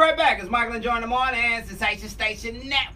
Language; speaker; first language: English; native; English